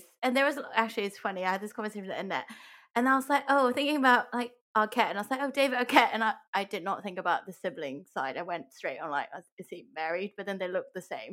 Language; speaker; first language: English; non-native, local second language; Cantonese